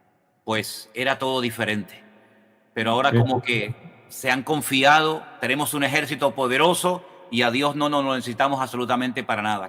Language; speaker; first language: Spanish; native; Spanish